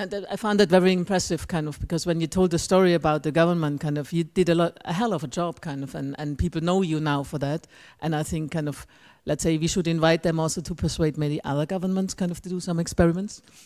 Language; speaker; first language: English; non-native, fluent; German